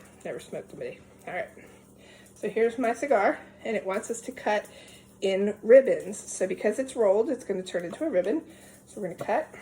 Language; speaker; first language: English; native; English